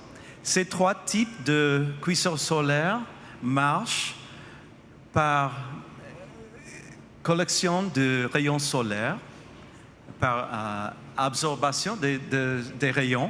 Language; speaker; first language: French; non-native, fluent; English